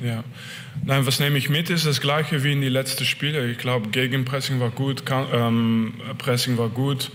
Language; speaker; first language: German; non-native, fluent; French